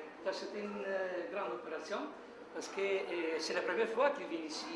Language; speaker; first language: French; non-native, learner; Italian